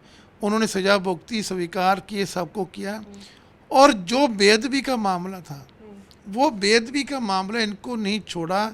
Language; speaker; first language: Hindi; non-native, local second language; Punjabi